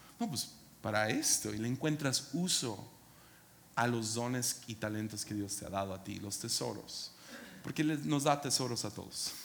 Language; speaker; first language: Spanish; non-native, fluent; English